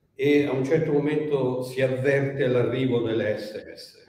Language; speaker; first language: Italian; native; Italian